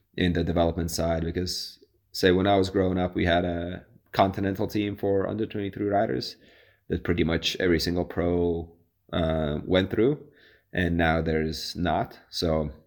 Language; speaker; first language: English; non-native, fluent; Latvian